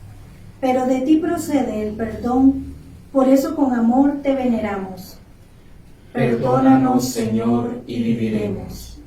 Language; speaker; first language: Spanish; native; Spanish